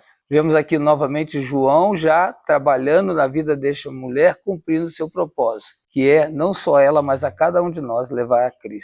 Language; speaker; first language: Portuguese; native; Portuguese